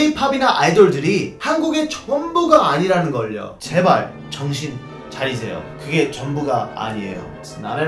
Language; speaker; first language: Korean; non-native, fluent; English